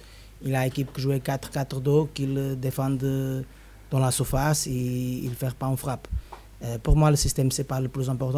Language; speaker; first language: French; non-native, fluent; Spanish